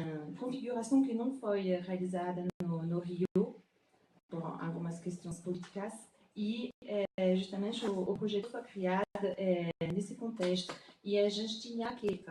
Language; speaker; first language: Portuguese; non-native, fluent; French